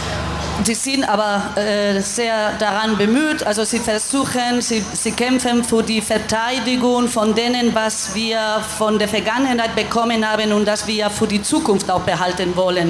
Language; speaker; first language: German; non-native, fluent; Spanish